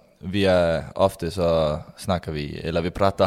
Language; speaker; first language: Swedish; non-native, learner; Danish